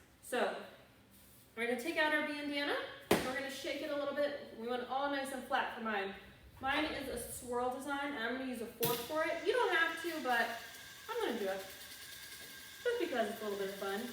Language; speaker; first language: English; native; English